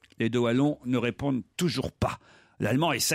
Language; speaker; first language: French; native; French